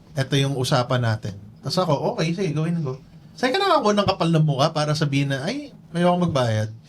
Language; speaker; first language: Filipino; native; Filipino